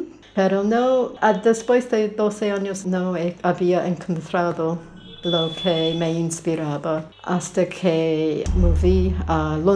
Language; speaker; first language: Spanish; non-native, fluent; English